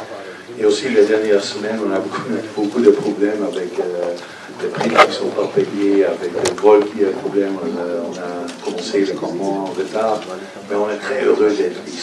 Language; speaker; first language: French; non-native, fluent; Dutch